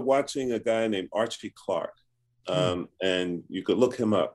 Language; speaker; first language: English; native; English